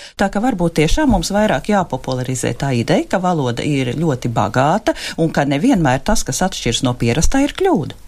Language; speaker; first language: Latvian; native; Latvian